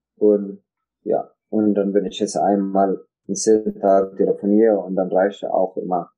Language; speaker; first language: German; non-native, learner; Tigrinya